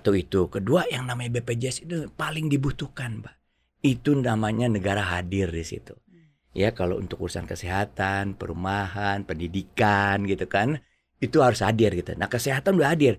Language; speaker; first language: Indonesian; native; Indonesian